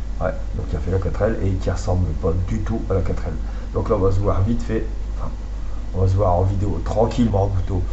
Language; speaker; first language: French; native; French